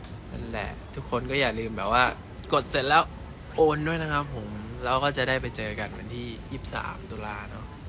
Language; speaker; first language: Thai; native; Thai